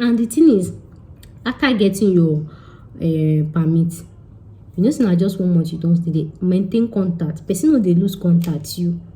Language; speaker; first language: Nigerian Pidgin; non-native, local second language; Yoruba